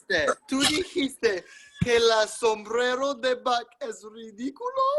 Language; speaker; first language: Spanish; non-native, learner; English